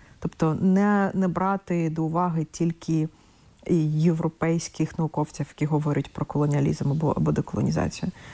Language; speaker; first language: Ukrainian; non-native, local second language; Russian